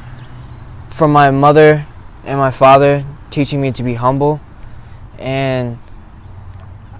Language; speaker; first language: English; native; English